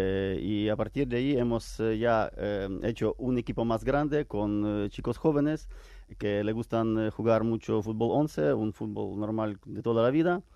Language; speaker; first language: Spanish; non-native, fluent; Ukrainian